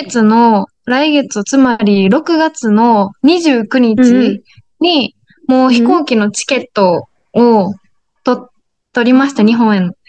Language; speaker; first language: Japanese; native; Japanese